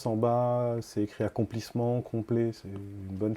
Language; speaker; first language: French; native; French